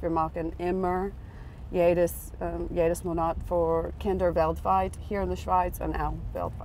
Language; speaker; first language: German; non-native, learner; English